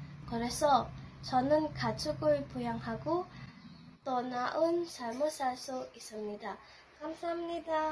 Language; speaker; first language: Korean; non-native, learner; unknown